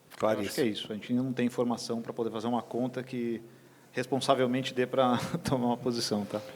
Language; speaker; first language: Portuguese; native; Portuguese